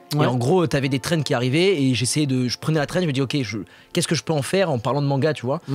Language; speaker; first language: French; native; French